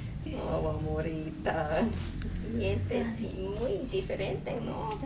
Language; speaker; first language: Spanish; non-native, learner; English